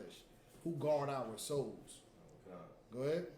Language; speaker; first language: English; native; English